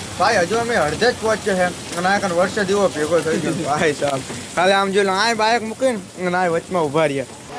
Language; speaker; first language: Gujarati; native; Gujarati